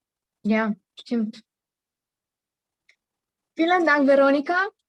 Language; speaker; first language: German; non-native, learner; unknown